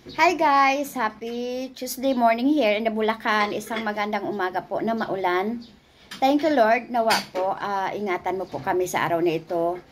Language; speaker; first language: Filipino; non-native, local second language; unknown